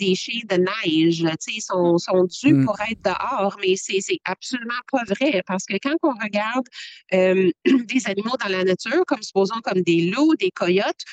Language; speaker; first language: French; native; French